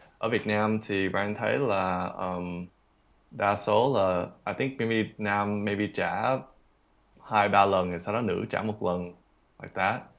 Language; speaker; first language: Vietnamese; early bilingual, heritage; Vietnamese